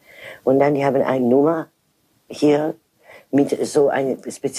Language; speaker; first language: German; non-native, fluent; French